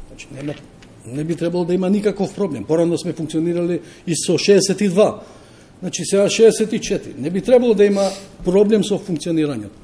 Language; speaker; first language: Macedonian; non-native, local second language; Albanian